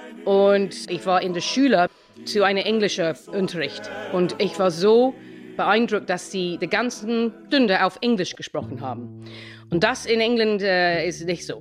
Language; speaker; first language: German; non-native, fluent; English